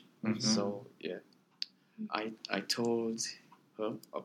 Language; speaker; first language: English; non-native, learner; Korean